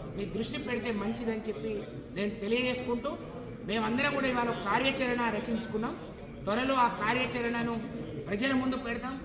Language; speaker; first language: Telugu; non-native, local second language; Lambadi